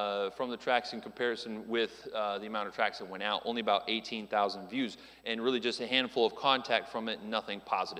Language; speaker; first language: English; native; English